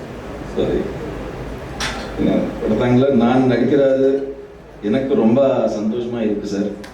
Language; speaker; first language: Tamil; non-native, learner; Telugu